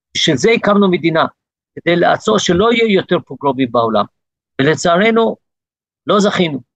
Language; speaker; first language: Hebrew; early bilingual, other home language; English